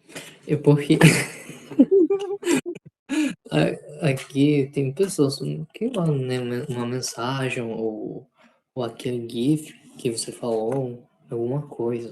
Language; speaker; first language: Portuguese; non-native, fluent; Spanish